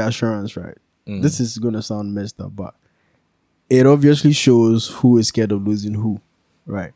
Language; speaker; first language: English; non-native, local second language; Akan